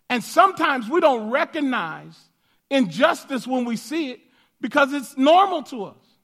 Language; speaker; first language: English; native; English